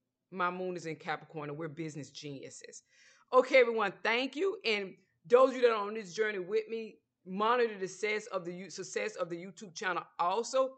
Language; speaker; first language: English; native; English